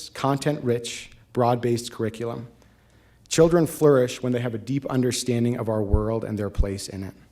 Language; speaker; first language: English; native; English